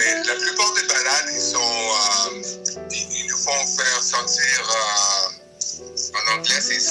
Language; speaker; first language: French; early bilingual, other home language; English